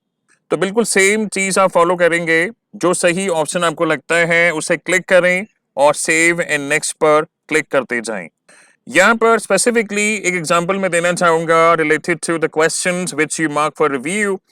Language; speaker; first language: Hindi; native; Hindi